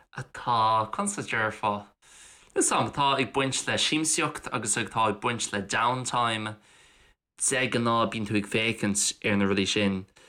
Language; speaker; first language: Irish; non-native, local second language; English